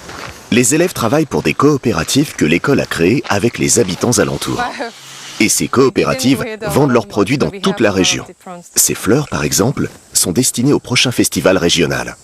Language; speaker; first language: French; native; French